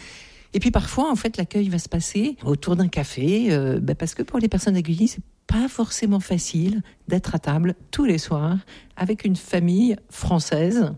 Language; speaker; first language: French; native; French